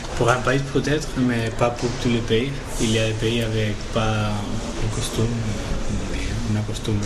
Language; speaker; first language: French; non-native, learner; Spanish